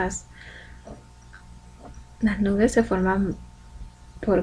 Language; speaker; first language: Spanish; native; Spanish